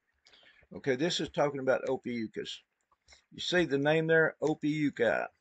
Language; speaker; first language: English; native; English